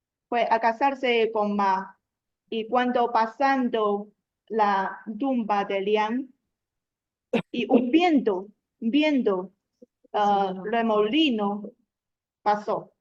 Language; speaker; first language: Spanish; non-native, learner; Chinese